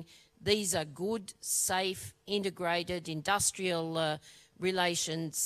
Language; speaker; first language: English; native; English